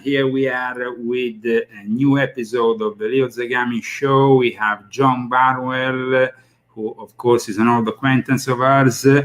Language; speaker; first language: English; non-native, fluent; Italian